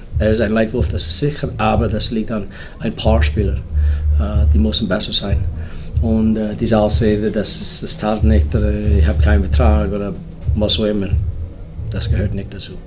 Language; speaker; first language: German; non-native, learner; English